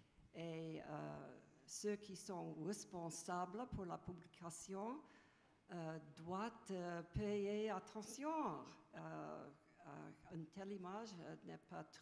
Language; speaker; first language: French; non-native, fluent; English